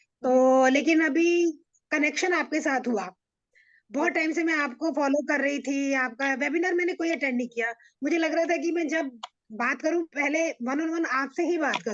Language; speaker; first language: Hindi; native; Hindi